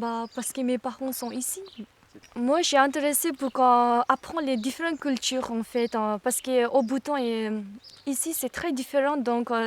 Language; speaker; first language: French; non-native, learner; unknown